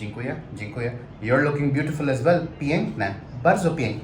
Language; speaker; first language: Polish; non-native, learner; Hindi